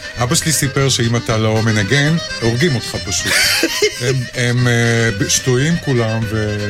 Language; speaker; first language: Hebrew; early bilingual, other home language; Russian